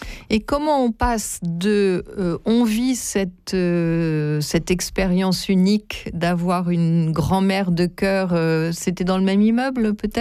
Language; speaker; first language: French; native; French